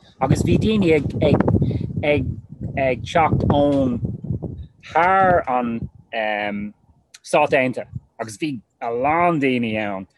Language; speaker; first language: Irish; non-native, local second language; English